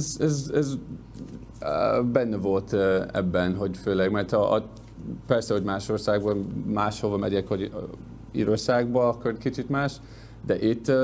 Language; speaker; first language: Hungarian; non-native, learner; English